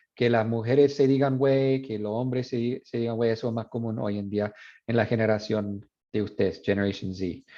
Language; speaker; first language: Spanish; non-native, fluent; English